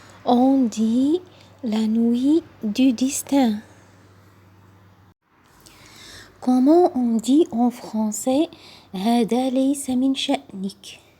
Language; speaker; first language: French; non-native, local second language; Arabic